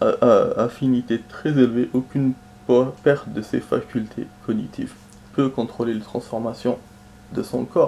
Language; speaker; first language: French; native; French